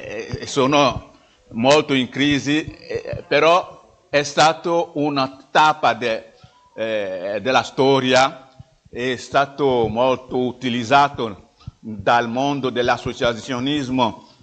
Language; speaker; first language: Italian; non-native, fluent; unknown